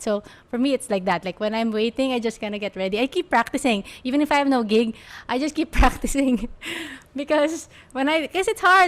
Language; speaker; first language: English; non-native, local second language; Filipino